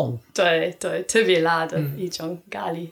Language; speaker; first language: Chinese; non-native, learner; English